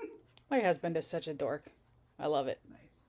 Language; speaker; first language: English; native; English